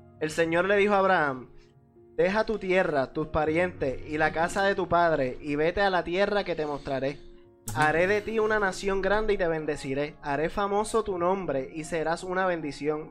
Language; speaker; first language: Spanish; native; Spanish